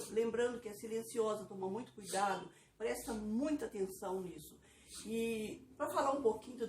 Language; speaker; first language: Portuguese; native; Portuguese